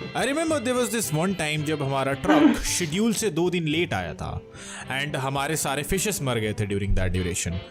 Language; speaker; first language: Hindi; non-native, local second language; Bangla